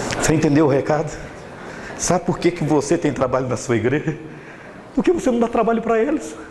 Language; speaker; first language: Portuguese; native; Portuguese